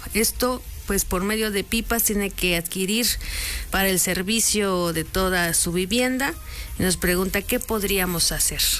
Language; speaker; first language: Spanish; native; Spanish